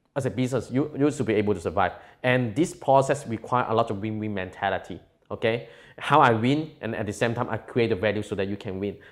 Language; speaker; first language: English; non-native, local second language; Cantonese